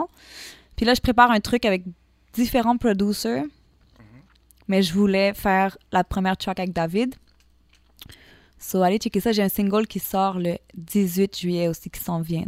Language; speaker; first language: French; native; French